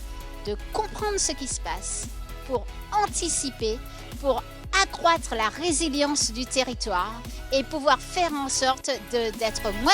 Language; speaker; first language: French; native; French